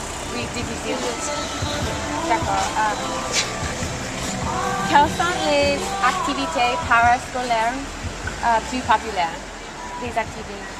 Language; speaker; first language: French; non-native, learner; English